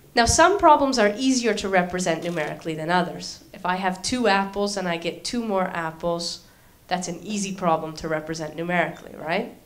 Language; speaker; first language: English; native; English